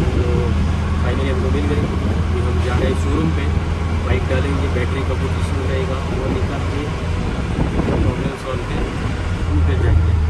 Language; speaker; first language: Hindi; non-native, local second language; Marathi